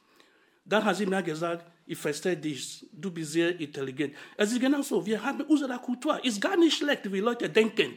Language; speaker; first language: German; non-native, fluent; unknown